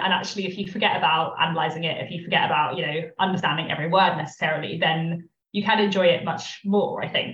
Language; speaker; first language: English; native; English